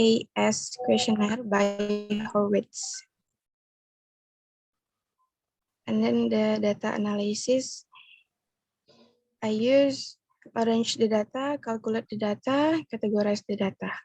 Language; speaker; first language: English; non-native, learner; Indonesian